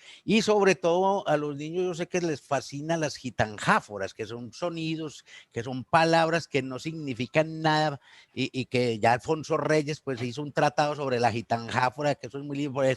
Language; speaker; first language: Spanish; native; Spanish